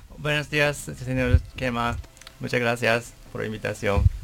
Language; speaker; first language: Spanish; non-native, learner; Japanese